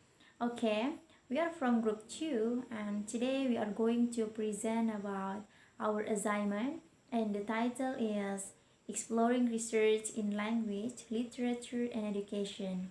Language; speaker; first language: English; non-native, learner; Indonesian